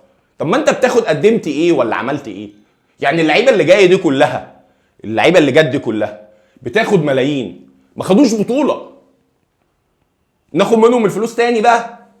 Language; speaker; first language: Arabic; native; Arabic